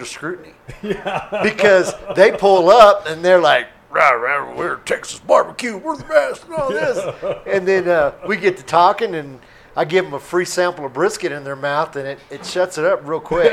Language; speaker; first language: English; native; English